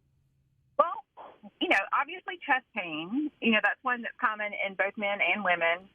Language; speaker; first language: English; native; English